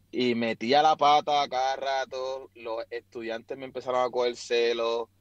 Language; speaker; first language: Spanish; native; Spanish